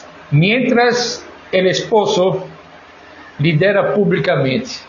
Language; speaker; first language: Spanish; non-native, fluent; Portuguese